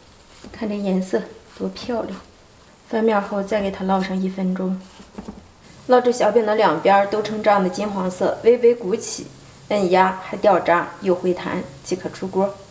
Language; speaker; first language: Chinese; native; Chinese